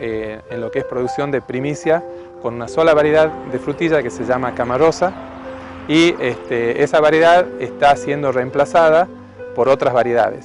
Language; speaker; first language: Spanish; native; Spanish